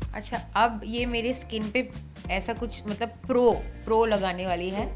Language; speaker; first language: Hindi; non-native, local second language; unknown